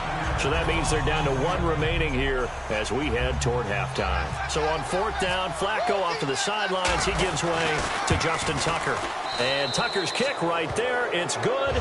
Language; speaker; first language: English; native; English